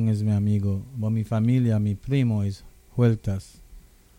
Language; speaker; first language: Spanish; non-native, local second language; English